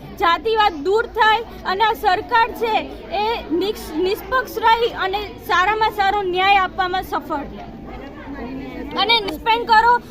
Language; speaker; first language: Gujarati; native; Gujarati